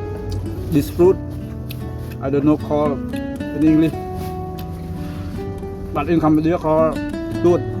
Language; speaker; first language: English; non-native, learner; Khmer